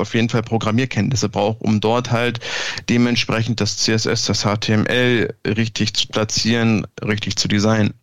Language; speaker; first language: German; native; German